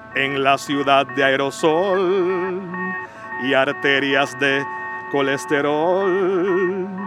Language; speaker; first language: Spanish; early bilingual, heritage; Spanish